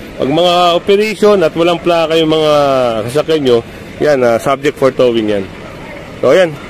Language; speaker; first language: Filipino; native; Filipino